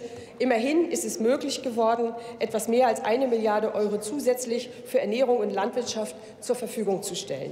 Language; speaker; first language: German; native; German